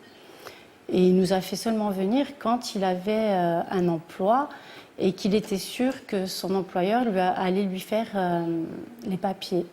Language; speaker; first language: French; early bilingual, other home language; Portuguese